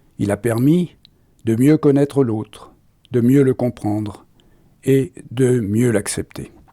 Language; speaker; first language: French; native; French